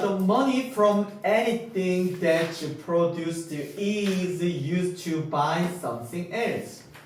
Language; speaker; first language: English; non-native, fluent; Korean